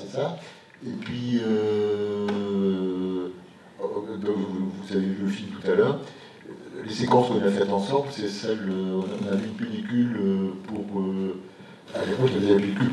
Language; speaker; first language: French; native; French